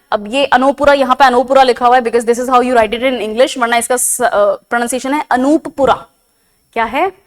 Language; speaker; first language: Hindi; native; Hindi